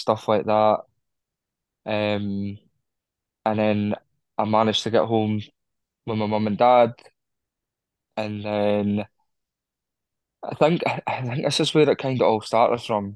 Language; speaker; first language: English; native; English